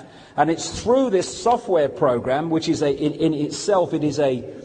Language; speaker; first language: English; native; English